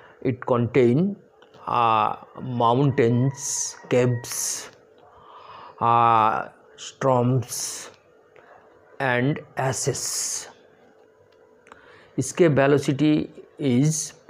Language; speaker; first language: English; non-native, local second language; Bangla